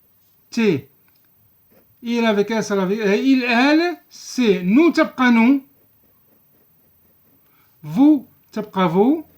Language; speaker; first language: French; non-native, local second language; Arabic